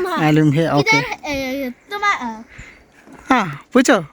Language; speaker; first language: Hindi; non-native, local second language; Malayalam